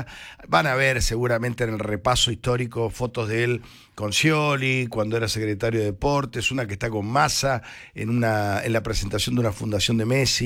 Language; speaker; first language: Spanish; native; Spanish